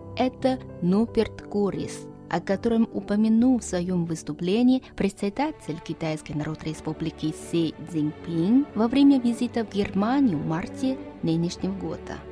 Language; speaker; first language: Russian; non-native, fluent; Chinese